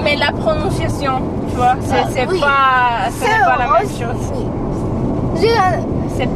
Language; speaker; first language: French; non-native, learner; Spanish